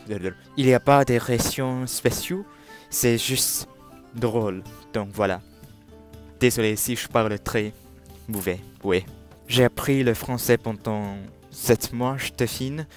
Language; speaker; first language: French; non-native, learner; Cantonese